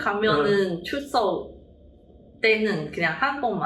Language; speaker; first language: Korean; non-native, learner; Chinese